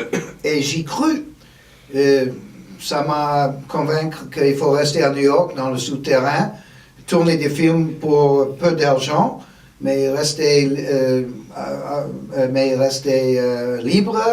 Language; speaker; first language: French; non-native, fluent; English